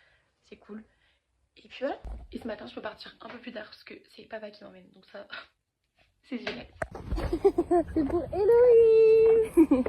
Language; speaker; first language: French; native; French